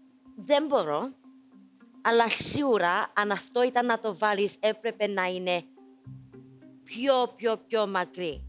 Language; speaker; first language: Greek; early bilingual, heritage; Greek